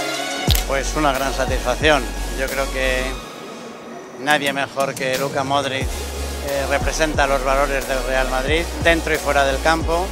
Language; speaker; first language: Spanish; native; Spanish